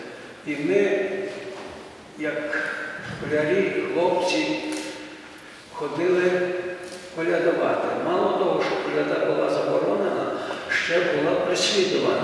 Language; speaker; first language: Ukrainian; native; Ukrainian